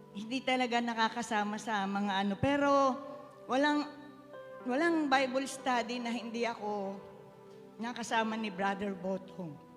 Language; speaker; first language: Filipino; native; Filipino